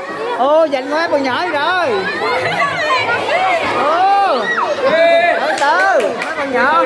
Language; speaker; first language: Vietnamese; native; Vietnamese